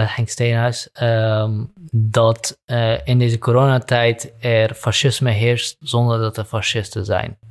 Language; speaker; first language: Dutch; native; Dutch